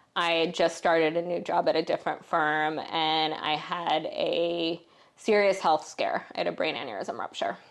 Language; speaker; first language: English; native; English